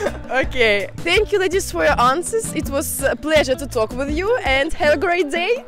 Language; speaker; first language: English; non-native, fluent; Russian